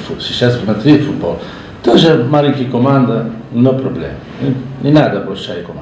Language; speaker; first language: Russian; non-native, learner; Italian